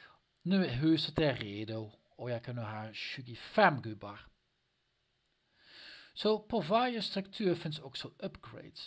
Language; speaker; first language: Swedish; non-native, learner; Dutch